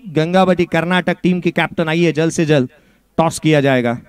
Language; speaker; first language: Hindi; non-native, local second language; Marathi